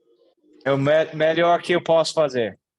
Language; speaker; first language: Portuguese; non-native, learner; English